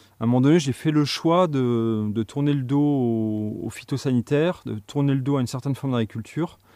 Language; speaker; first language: French; native; French